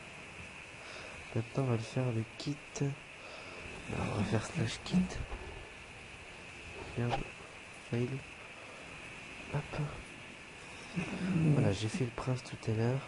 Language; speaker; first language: French; native; French